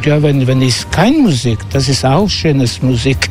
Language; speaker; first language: German; non-native, learner; Croatian